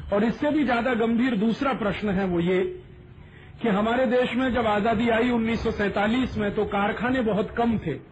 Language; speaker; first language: Hindi; native; Hindi